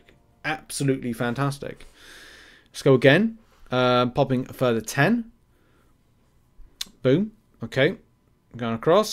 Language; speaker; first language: English; native; English